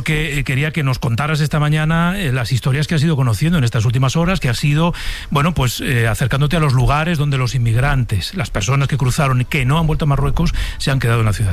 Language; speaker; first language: Spanish; native; Spanish